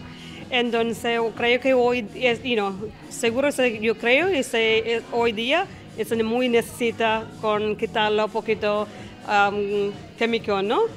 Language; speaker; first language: Spanish; non-native, learner; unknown